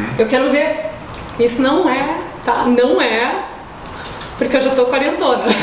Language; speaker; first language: Portuguese; early bilingual, other home language; English